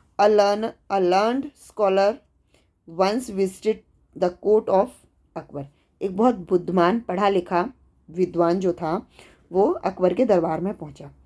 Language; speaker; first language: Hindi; native; Hindi